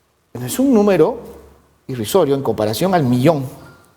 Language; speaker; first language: Spanish; native; Spanish